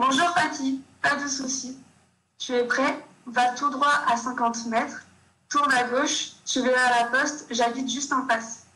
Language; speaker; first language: French; non-native, learner; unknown